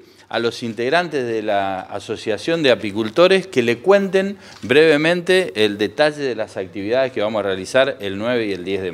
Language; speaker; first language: Spanish; native; Spanish